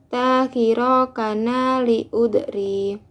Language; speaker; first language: Arabic; non-native, learner; Indonesian